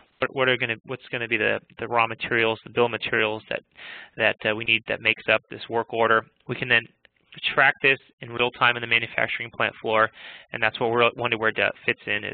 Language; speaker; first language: English; native; English